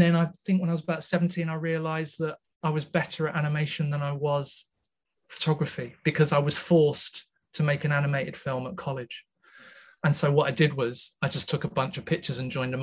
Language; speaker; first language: English; native; English